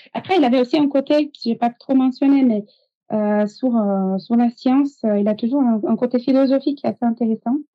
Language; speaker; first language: French; non-native, fluent; Portuguese